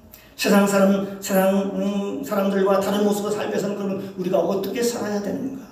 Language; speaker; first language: Korean; native; Korean